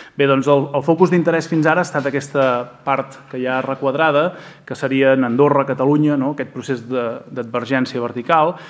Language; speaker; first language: Catalan; native; Catalan